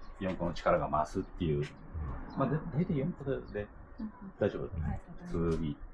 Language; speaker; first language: Japanese; native; Japanese